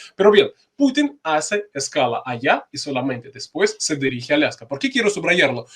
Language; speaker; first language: Spanish; non-native, fluent; Russian